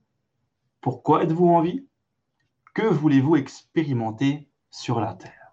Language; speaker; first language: French; native; French